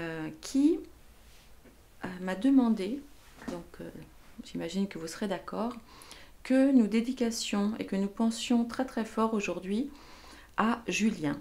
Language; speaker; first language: French; native; French